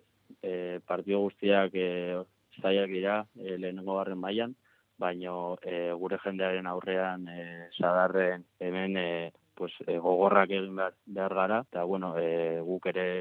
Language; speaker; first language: Basque; non-native, local second language; Spanish